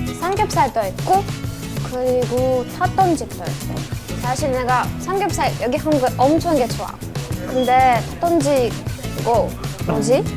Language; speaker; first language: Korean; non-native, learner; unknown